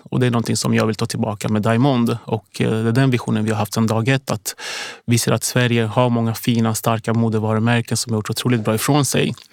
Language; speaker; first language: Swedish; early bilingual, other home language; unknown